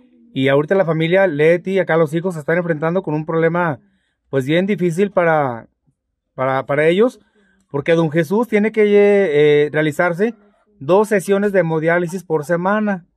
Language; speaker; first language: Spanish; native; Spanish